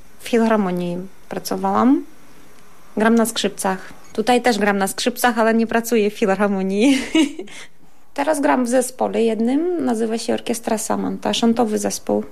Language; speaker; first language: Polish; non-native, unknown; Russian